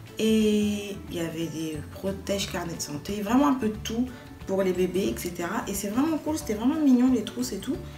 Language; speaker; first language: French; native; French